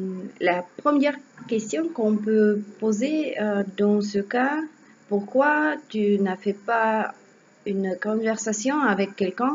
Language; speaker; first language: French; non-native, learner; Russian